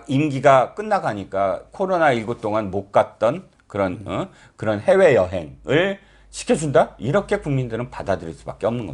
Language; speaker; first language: Korean; native; Korean